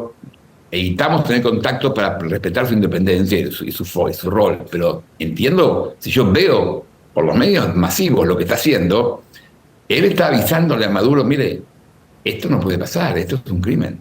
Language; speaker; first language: Spanish; native; Spanish